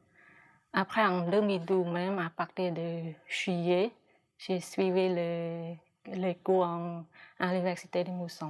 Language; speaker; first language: French; non-native, fluent; Khmer